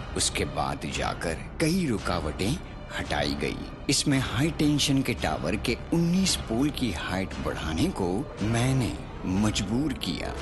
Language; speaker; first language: Hindi; non-native, local second language; Marathi